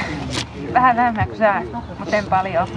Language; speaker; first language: Finnish; early bilingual, heritage; Finnish